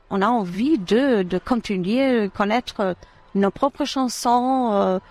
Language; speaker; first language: French; non-native, fluent; Albanian